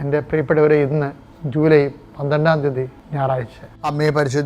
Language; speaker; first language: Malayalam; native; Malayalam